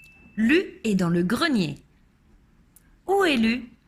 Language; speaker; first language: French; native; French